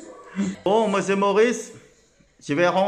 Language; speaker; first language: French; non-native, learner; Thai